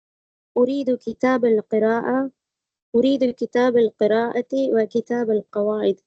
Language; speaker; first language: Arabic; non-native, learner; Tamil